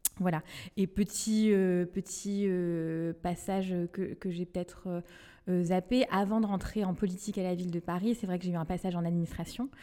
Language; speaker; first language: French; non-native, local second language; Malagasy